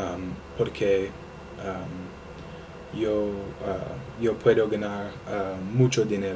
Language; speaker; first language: Spanish; non-native, learner; English